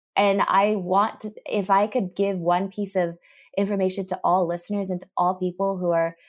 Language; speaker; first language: English; early bilingual, other home language; Japanese